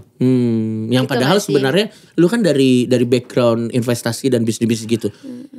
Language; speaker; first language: Indonesian; native; Indonesian